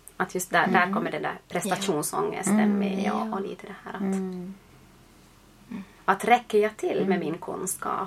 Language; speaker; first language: Swedish; native; Swedish